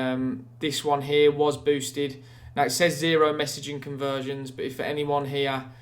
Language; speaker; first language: English; native; English